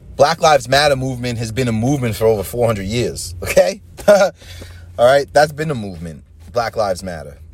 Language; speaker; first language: English; native; English